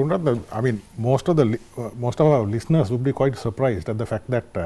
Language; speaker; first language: English; non-native, local second language; Sinhala